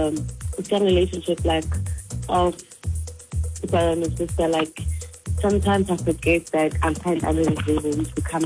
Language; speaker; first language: English; non-native, local second language; Zulu